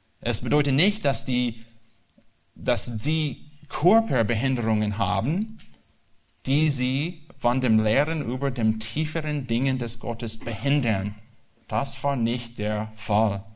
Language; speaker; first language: German; non-native, learner; English